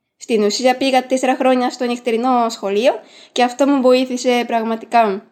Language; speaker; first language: Greek; non-native, fluent; Japanese